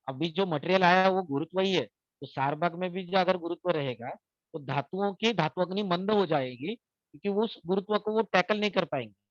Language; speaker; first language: Hindi; non-native, local second language; Marathi